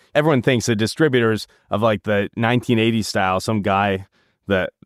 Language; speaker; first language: English; native; English